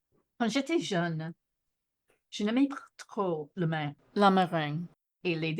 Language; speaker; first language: French; non-native, fluent; English